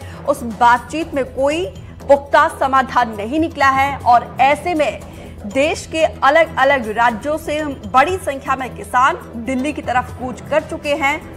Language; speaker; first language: Hindi; native; Hindi